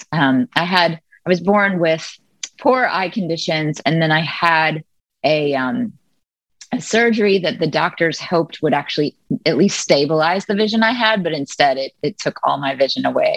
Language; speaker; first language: English; native; English